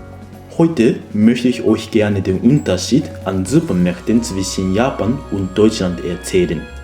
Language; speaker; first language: German; non-native, fluent; Japanese